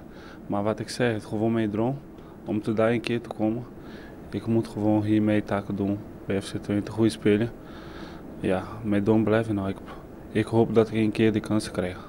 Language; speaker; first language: Dutch; non-native, learner; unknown